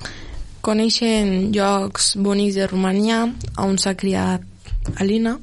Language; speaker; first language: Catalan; early bilingual, other home language; Romanian